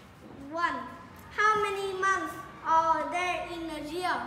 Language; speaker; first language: English; non-native, learner; Vietnamese